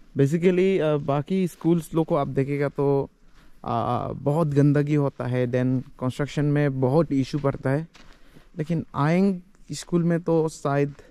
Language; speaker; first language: Hindi; non-native, local second language; Adi